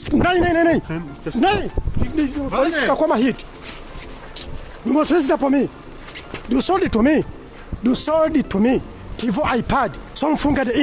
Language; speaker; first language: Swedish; non-native, learner; Ganda